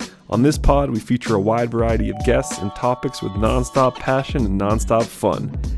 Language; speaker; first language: English; native; English